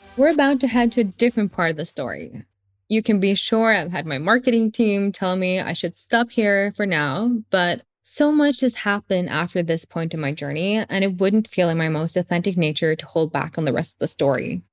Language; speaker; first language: English; non-native, fluent; Norwegian